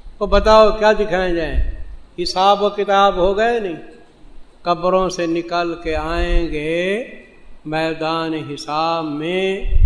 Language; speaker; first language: Urdu; non-native, local second language; Saraiki